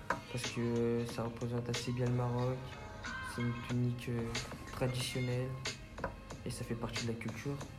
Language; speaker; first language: French; early bilingual, other home language; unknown